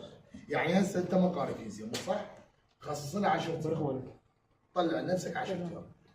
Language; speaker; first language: Arabic; native; Arabic